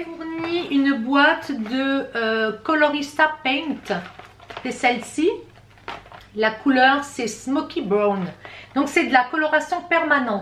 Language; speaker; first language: French; native; French